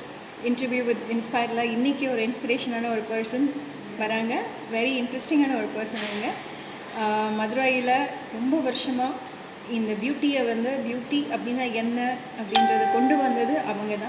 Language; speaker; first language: Tamil; native; Tamil